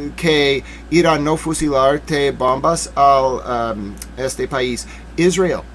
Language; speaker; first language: Spanish; non-native, learner; English